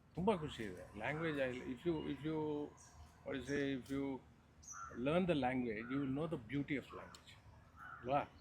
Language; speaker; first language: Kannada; non-native, learner; Telugu